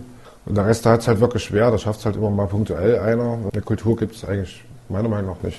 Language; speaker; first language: German; native; German